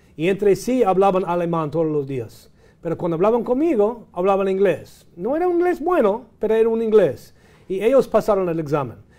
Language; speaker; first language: Spanish; non-native, fluent; English